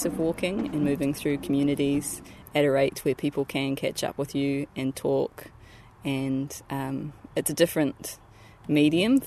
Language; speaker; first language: English; native; English